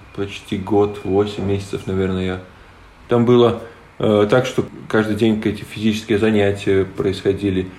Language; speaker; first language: Russian; non-native, local second language; Polish